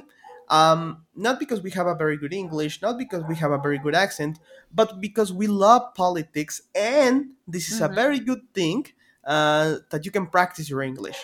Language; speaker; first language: English; non-native, fluent; Spanish